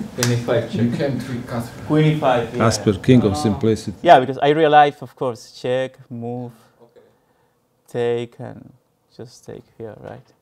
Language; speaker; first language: English; non-native, fluent; Spanish